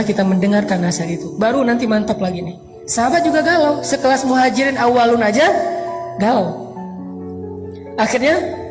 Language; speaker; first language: Indonesian; native; Indonesian